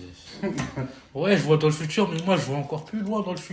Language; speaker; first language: French; native; French